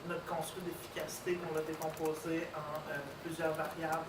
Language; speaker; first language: French; native; French